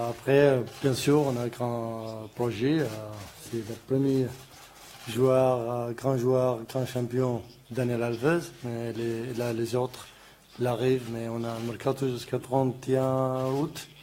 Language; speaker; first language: French; non-native, learner; Arabic